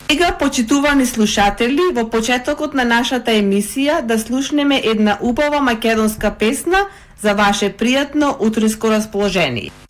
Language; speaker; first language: Macedonian; native; Macedonian